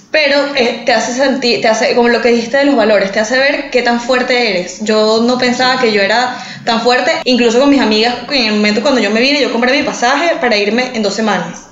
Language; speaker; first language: Spanish; native; Spanish